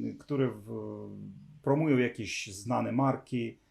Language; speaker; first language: Polish; non-native, fluent; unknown